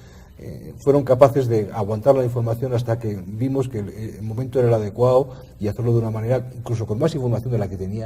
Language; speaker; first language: Spanish; native; Spanish